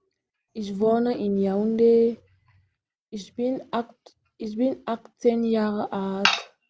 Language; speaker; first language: German; non-native, learner; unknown